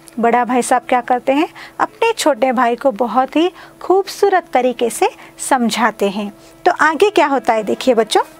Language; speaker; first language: Hindi; non-native, local second language; Kannada